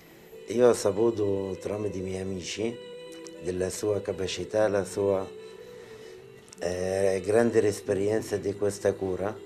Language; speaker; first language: Italian; non-native, learner; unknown